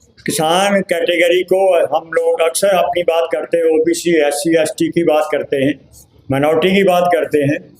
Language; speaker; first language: Hindi; native; Hindi